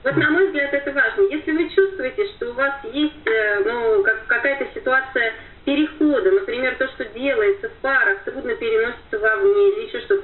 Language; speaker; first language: Russian; native; Russian